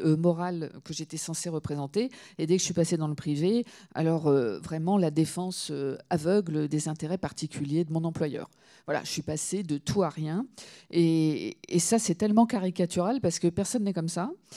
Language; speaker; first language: French; native; French